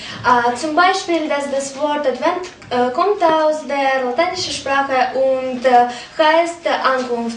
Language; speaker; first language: German; non-native, learner; Russian